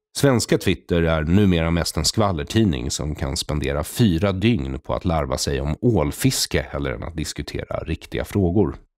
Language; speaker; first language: Swedish; native; Swedish